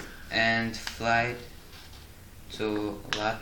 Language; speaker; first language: English; non-native, learner; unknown